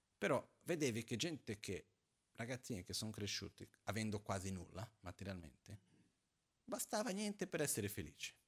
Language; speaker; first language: Italian; non-native, fluent; Portuguese